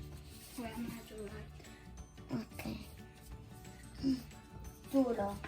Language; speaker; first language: Spanish; early bilingual, heritage; English